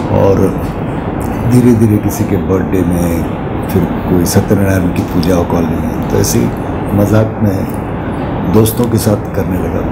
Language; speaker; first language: Hindi; non-native, local second language; Marathi